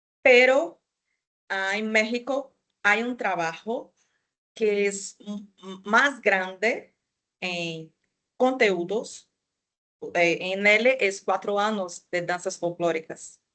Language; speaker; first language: Spanish; non-native, fluent; Portuguese